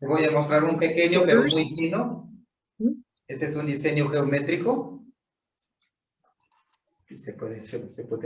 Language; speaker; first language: Spanish; non-native, local second language; Zapotec